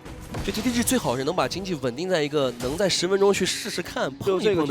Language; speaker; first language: Chinese; native; Chinese